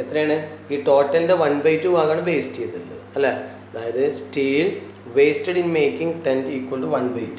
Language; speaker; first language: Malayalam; native; Malayalam